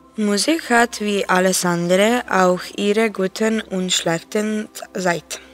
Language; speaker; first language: German; non-native, learner; Serbian